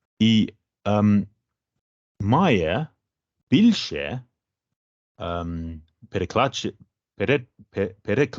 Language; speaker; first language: Ukrainian; non-native, fluent; English